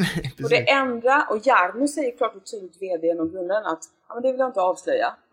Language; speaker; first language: Swedish; native; Swedish